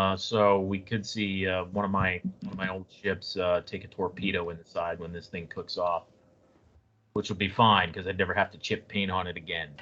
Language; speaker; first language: English; native; English